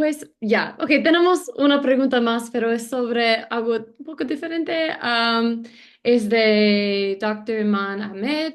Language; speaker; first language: Spanish; non-native, learner; English